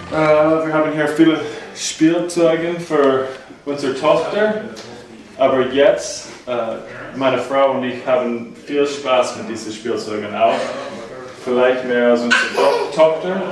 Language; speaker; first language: German; non-native, learner; English